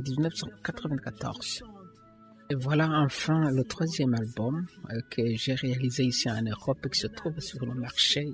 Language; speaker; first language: French; non-native, local second language; Rundi